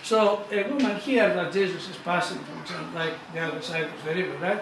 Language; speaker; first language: English; non-native, fluent; Greek